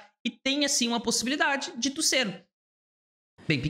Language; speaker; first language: Portuguese; native; Portuguese